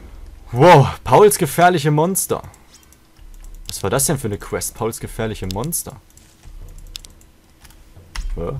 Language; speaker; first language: German; native; German